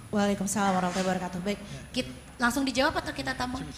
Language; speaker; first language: Indonesian; native; Indonesian